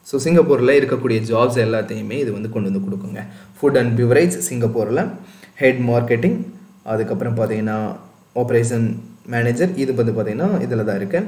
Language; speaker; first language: Tamil; native; Tamil